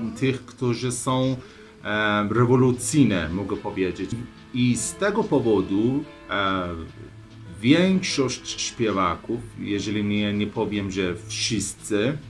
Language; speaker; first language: Polish; non-native, learner; Persian